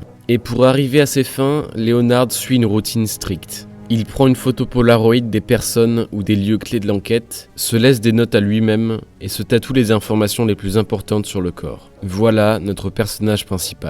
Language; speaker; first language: French; native; French